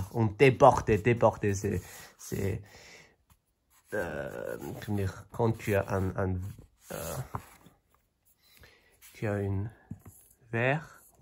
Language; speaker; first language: French; non-native, fluent; Chinese